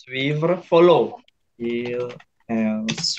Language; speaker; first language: French; non-native, fluent; Indonesian